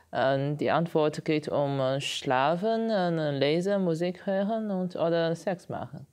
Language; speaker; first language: German; non-native, learner; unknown